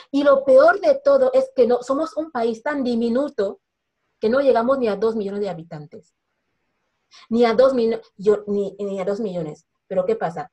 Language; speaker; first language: Spanish; non-native, local second language; Fang